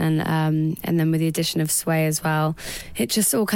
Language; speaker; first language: English; native; English